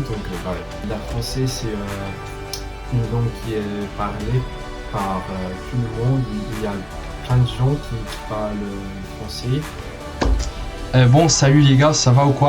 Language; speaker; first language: French; non-native, fluent; English